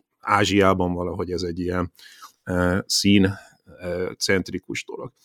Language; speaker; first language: Hungarian; native; Hungarian